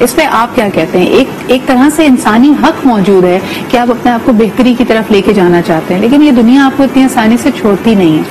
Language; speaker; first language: Urdu; native; Urdu